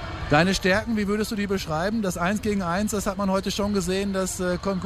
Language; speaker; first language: German; native; German